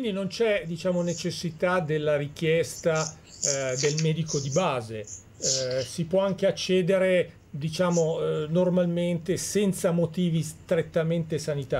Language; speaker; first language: Italian; native; Italian